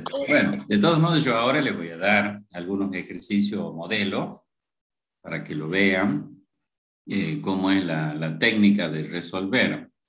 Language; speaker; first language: Spanish; native; Spanish